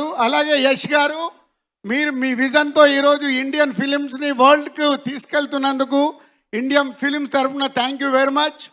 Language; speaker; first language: Telugu; native; Telugu